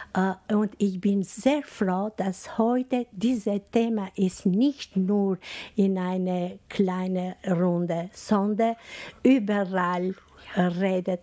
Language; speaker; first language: German; non-native, learner; Albanian